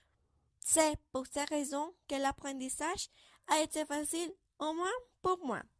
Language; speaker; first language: French; non-native, learner; Spanish